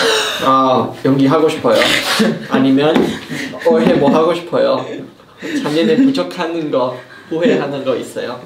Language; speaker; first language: Korean; non-native, fluent; Chinese